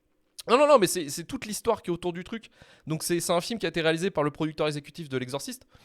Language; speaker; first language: French; native; French